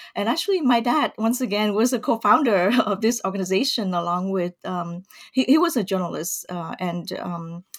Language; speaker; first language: English; early bilingual, other home language; Vietnamese